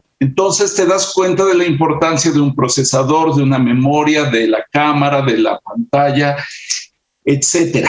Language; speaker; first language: Spanish; native; Spanish